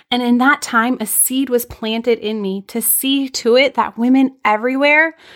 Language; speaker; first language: English; native; English